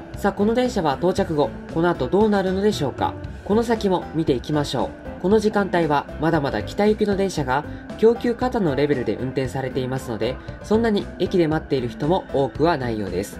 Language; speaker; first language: Japanese; native; Japanese